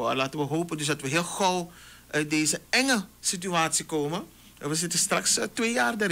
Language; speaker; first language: Dutch; native; Dutch